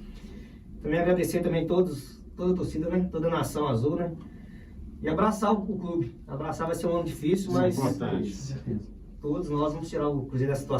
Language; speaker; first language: Portuguese; native; Portuguese